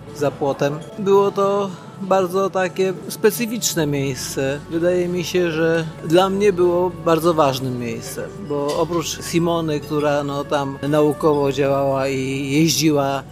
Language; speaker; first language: Polish; native; Polish